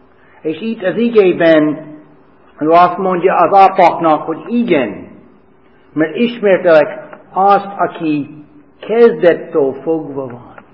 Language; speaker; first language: Hungarian; non-native, fluent; English